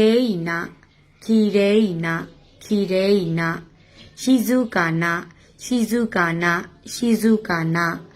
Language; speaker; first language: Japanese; non-native, fluent; Burmese